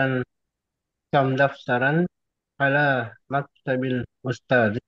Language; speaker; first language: Arabic; non-native, learner; Indonesian